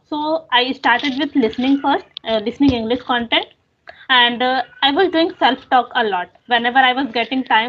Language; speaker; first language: English; non-native, local second language; Hindi